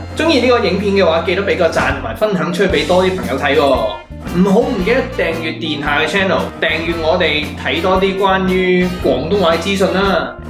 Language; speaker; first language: Cantonese; native; Cantonese